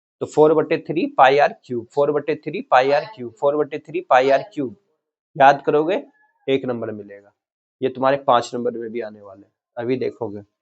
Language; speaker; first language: Hindi; native; Hindi